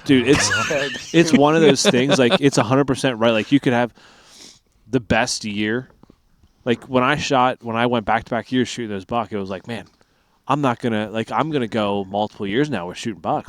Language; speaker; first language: English; native; English